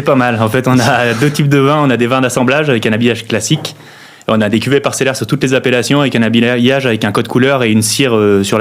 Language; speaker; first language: French; native; French